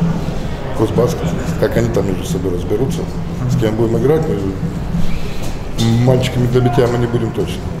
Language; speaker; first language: Russian; native; Russian